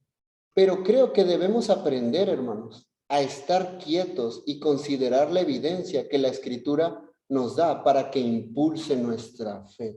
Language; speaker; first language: Spanish; native; Spanish